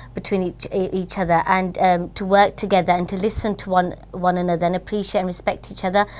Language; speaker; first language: English; native; English